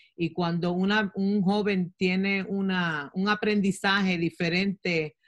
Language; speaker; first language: Spanish; early bilingual, heritage; Spanish